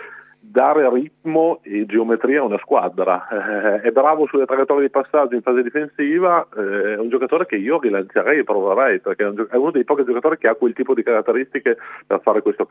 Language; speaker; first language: Italian; native; Italian